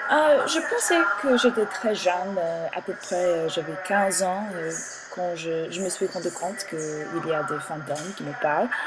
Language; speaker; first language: French; non-native, learner; English